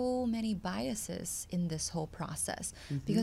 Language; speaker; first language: English; non-native, fluent; Chinese